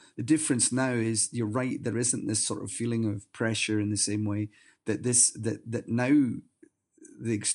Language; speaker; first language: English; native; English